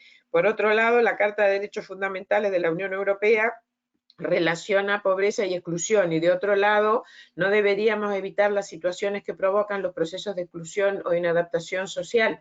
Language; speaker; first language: Spanish; native; Spanish